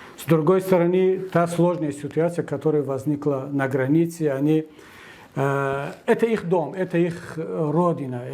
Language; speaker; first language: Russian; non-native, local second language; Tajik